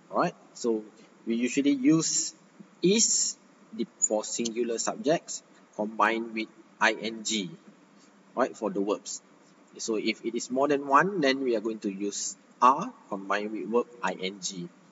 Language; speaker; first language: English; non-native, local second language; Malay